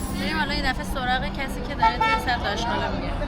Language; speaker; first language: Persian; native; Persian